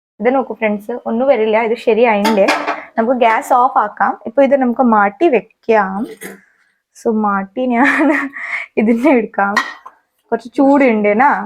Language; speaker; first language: Malayalam; non-native, learner; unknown